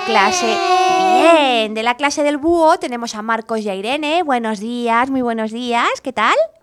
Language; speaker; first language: Spanish; native; Spanish